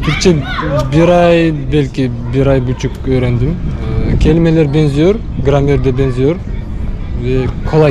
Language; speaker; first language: Turkish; non-native, learner; Bashkir